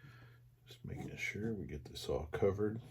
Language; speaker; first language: English; native; English